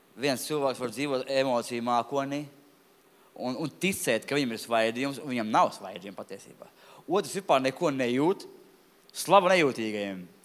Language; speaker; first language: Latvian; non-native, local second language; Russian